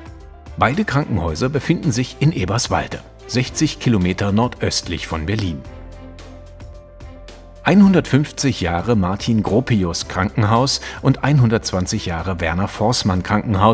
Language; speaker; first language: German; native; German